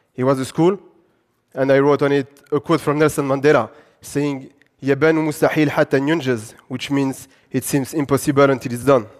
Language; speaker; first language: English; non-native, fluent; French